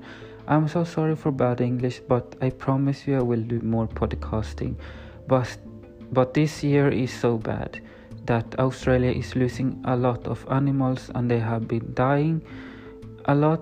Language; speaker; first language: English; non-native, learner; Swedish